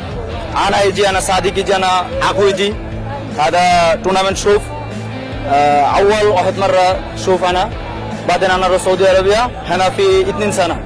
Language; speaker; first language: Arabic; non-native, learner; Bangla